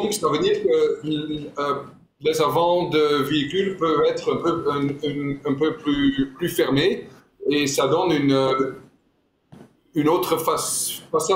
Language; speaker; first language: French; non-native, fluent; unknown